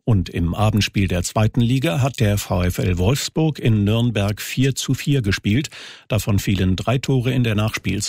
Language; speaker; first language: German; native; German